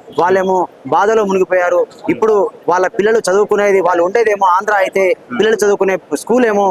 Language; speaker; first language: Telugu; non-native, local second language; Lambadi